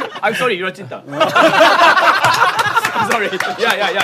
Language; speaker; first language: English; non-native, learner; Korean